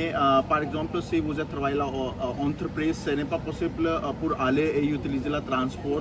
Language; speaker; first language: French; non-native, learner; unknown